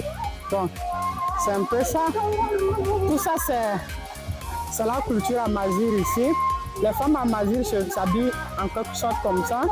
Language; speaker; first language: French; non-native, fluent; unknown